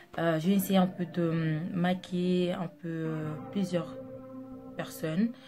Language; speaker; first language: French; non-native, local second language; Portuguese